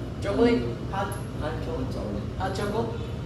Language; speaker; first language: Korean; non-native, learner; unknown